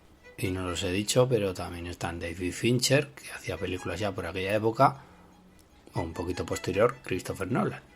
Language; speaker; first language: Spanish; native; Spanish